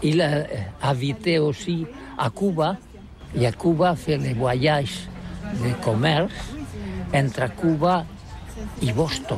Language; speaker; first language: French; non-native, learner; Catalan